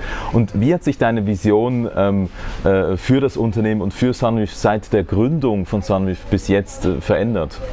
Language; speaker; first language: German; native; German